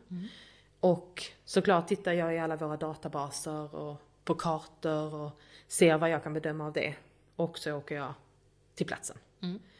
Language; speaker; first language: Swedish; native; Swedish